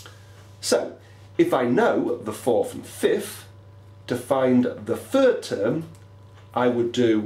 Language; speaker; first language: English; native; English